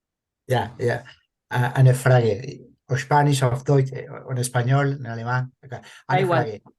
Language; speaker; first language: German; non-native, learner; Spanish